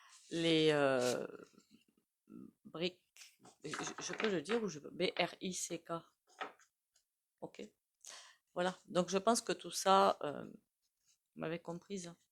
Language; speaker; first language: French; native; French